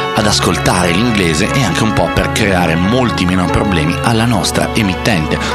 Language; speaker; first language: Italian; native; Italian